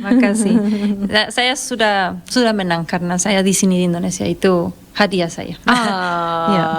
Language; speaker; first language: Indonesian; non-native, fluent; Spanish